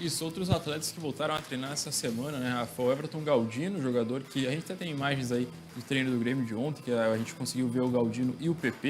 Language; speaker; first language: Portuguese; native; Portuguese